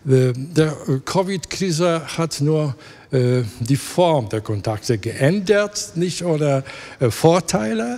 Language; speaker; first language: German; non-native, fluent; Polish